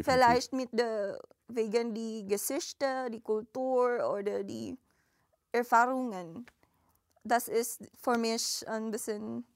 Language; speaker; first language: German; non-native, learner; Filipino